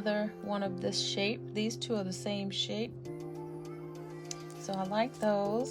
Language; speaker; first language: English; native; English